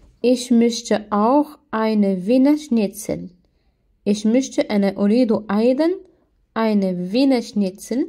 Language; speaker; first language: German; non-native, learner; Arabic